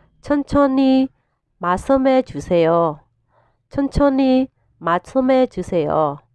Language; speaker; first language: Korean; non-native, fluent; Burmese